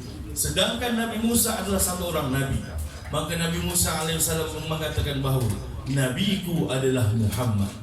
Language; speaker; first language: Malay; native; Malay